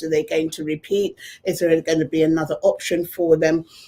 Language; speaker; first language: English; native; English